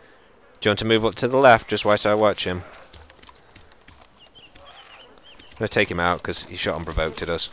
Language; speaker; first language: English; native; English